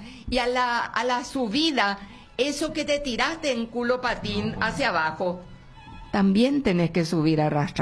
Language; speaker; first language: Spanish; native; Spanish